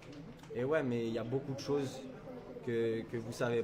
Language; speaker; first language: French; early bilingual, other home language; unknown